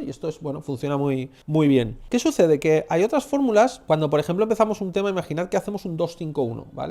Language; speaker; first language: Spanish; native; Spanish